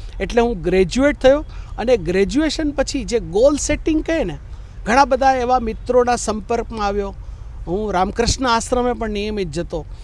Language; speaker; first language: Gujarati; native; Gujarati